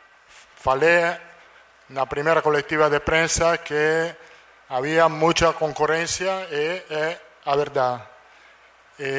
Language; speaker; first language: Portuguese; non-native, learner; Italian